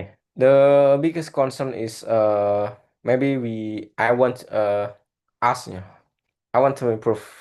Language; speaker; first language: English; non-native, learner; Indonesian